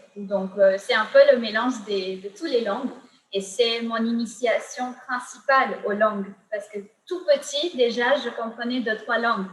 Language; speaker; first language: French; non-native, fluent; Gujarati